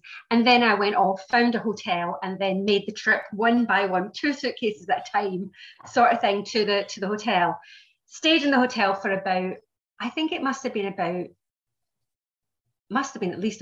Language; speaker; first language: English; native; English